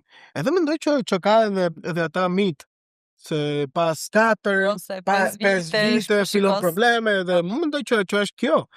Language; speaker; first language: Albanian; non-native, learner; Spanish